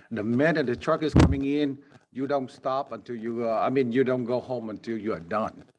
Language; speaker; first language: English; non-native, fluent; Vietnamese